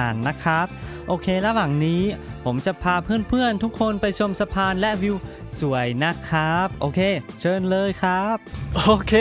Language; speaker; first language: Thai; early bilingual, heritage; Thai